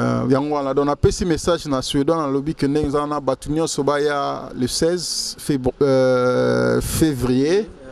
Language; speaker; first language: Swedish; non-native, fluent; Lingala